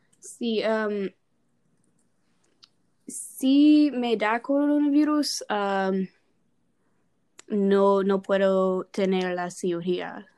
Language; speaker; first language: Spanish; non-native, learner; English